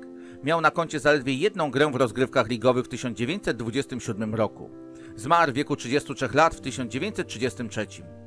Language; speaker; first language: Polish; native; Polish